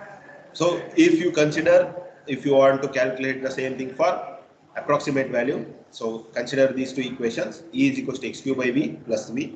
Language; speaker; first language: English; non-native, local second language; Kannada